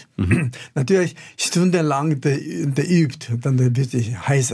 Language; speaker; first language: German; non-native, fluent; Japanese